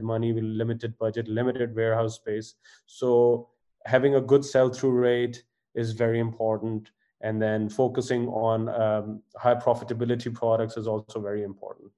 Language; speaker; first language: English; non-native, local second language; Punjabi